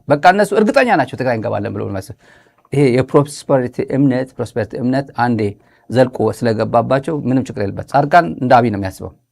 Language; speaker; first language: Amharic; non-native, local second language; Tigrinya